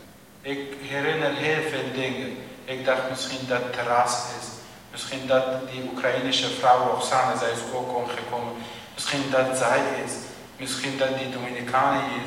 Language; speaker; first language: Dutch; non-native, fluent; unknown